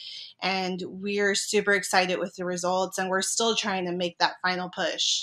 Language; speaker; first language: English; native; English